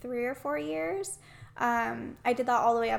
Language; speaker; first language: English; native; English